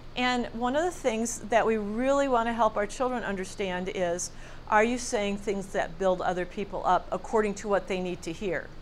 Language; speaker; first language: English; native; English